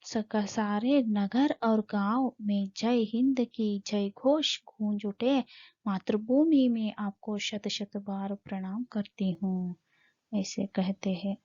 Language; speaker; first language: Hindi; non-native, local second language; Kannada